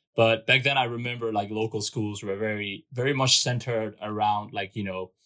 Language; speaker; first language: English; non-native, fluent; Burmese